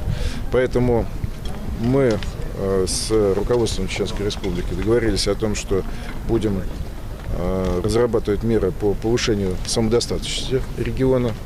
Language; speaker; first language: Russian; native; Russian